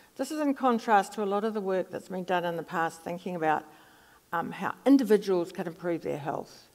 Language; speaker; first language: English; native; English